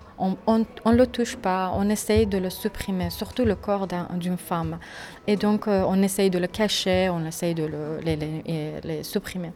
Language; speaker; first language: French; non-native, fluent; Persian